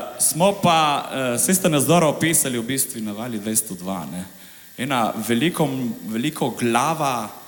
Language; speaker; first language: Slovenian; native; Slovenian